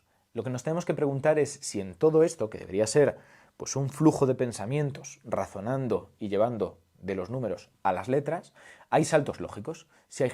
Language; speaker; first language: Spanish; native; Spanish